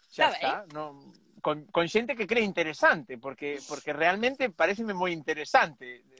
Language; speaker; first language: Galician; non-native, local second language; Spanish